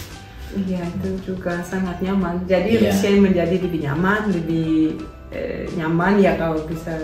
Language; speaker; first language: Indonesian; non-native, fluent; Russian